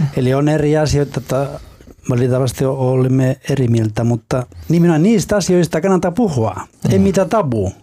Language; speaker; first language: Finnish; non-native, fluent; Spanish